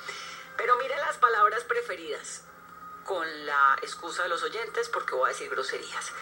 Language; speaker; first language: Spanish; native; Spanish